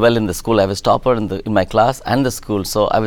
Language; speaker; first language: English; non-native, local second language; Telugu